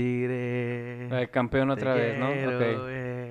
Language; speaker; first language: Spanish; native; Spanish